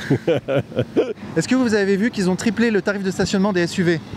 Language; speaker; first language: French; native; French